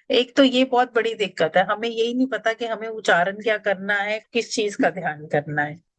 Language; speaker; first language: Hindi; native; Hindi